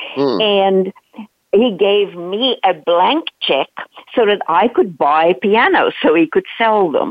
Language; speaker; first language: English; non-native, local second language; Dutch